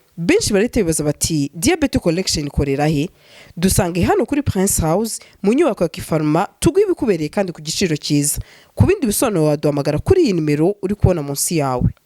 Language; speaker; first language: Kinyarwanda; native; Kinyarwanda